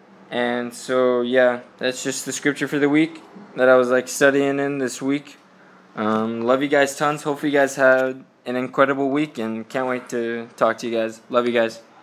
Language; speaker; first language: English; native; English